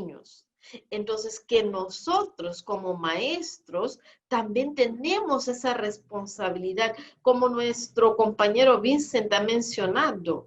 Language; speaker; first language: Spanish; non-native, fluent; Portuguese